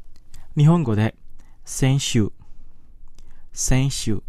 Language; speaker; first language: Japanese; non-native, fluent; Indonesian